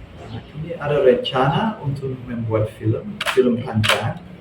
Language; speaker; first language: Indonesian; non-native, fluent; English